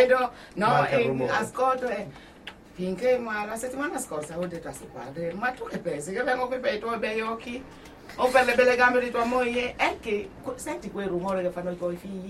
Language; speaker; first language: Italian; non-native, fluent; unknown